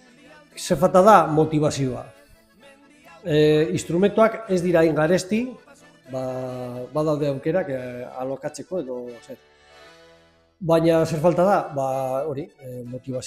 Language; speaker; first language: Basque; non-native, local second language; Spanish